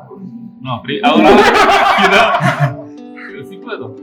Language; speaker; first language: Spanish; non-native, learner; Hindi